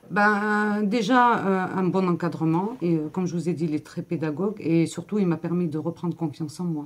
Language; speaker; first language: French; native; French